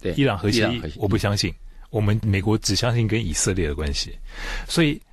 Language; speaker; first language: Chinese; native; Chinese